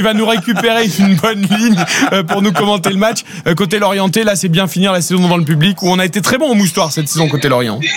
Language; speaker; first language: French; native; French